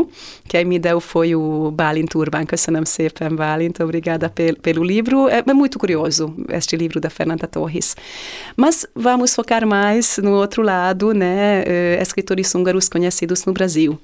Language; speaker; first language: Portuguese; non-native, fluent; Hungarian